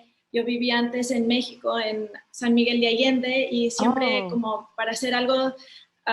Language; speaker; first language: Spanish; early bilingual, heritage; Spanish